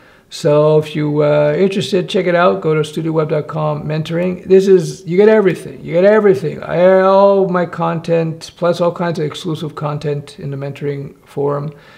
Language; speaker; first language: English; native; English